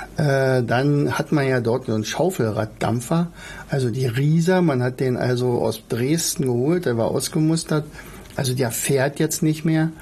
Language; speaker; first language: German; native; German